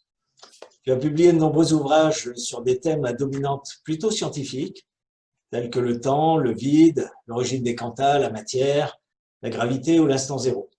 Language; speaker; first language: French; native; French